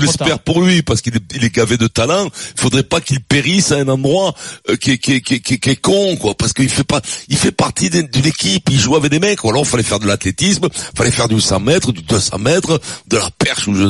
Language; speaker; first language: French; native; French